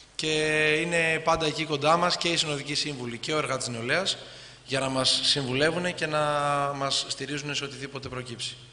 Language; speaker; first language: Greek; native; Greek